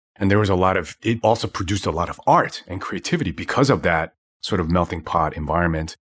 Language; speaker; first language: English; native; English